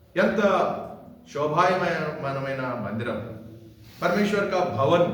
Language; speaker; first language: Hindi; non-native, local second language; Telugu